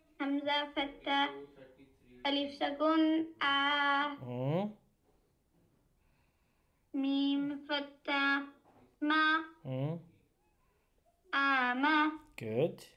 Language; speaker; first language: Arabic; non-native, learner; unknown